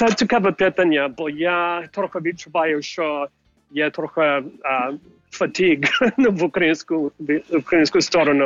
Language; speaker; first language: Ukrainian; early bilingual, heritage; English